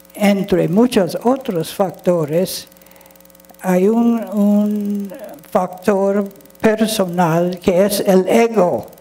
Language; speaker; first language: Spanish; non-native, fluent; English